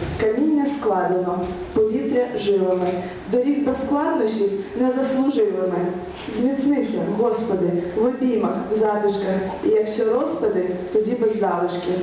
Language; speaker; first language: Ukrainian; native; Ukrainian